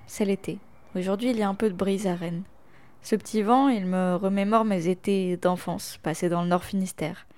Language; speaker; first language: French; non-native, local second language; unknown